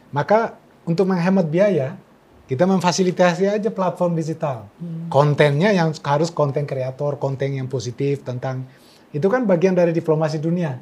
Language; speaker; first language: Indonesian; non-native, local second language; Tetum